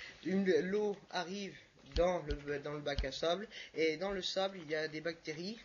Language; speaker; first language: French; native; French